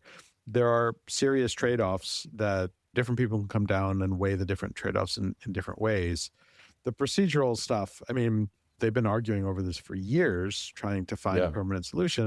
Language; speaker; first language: English; native; English